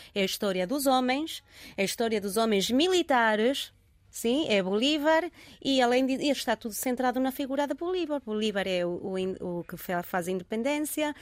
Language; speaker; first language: Portuguese; early bilingual, heritage; Portuguese